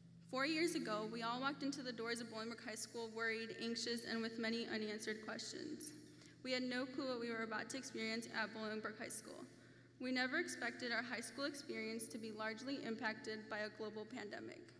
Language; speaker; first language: English; early bilingual, other home language; Spanish